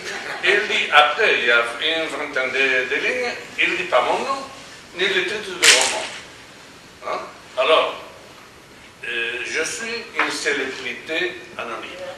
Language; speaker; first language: French; non-native, fluent; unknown